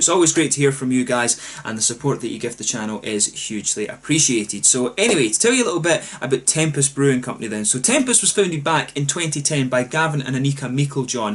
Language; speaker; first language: English; native; English